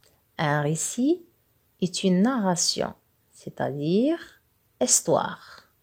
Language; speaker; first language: French; non-native, local second language; Arabic